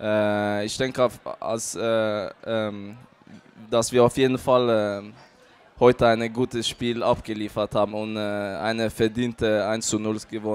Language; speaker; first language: German; non-native, fluent; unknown